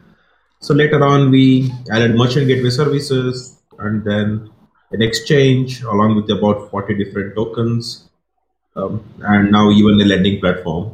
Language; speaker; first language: English; non-native, local second language; Kannada